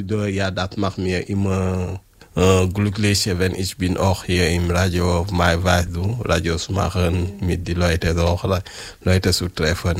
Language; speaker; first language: German; non-native, learner; French